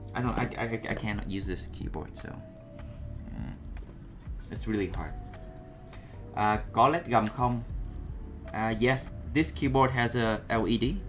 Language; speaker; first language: English; non-native, fluent; Vietnamese